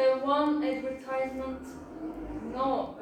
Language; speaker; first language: English; non-native, learner; Turkish